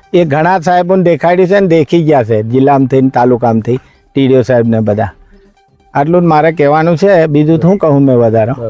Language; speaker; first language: Gujarati; non-native, local second language; Rathawi